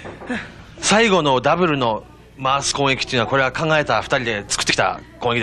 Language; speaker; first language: Japanese; native; Japanese